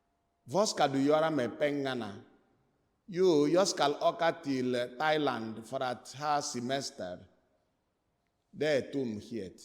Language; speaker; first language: Swedish; non-native, fluent; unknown